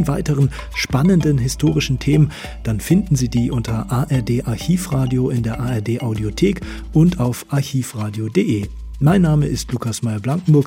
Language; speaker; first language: German; native; German